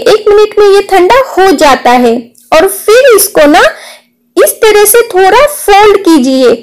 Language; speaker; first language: Hindi; non-native, local second language; Marathi